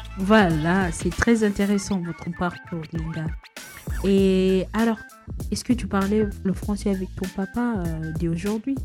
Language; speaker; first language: French; non-native, fluent; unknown